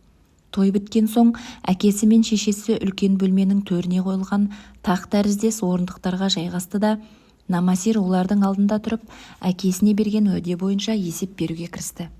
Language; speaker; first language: Kazakh; native; Kazakh